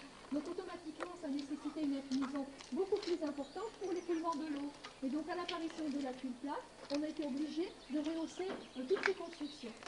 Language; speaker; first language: French; native; French